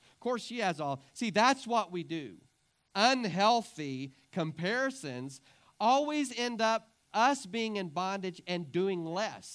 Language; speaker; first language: English; native; English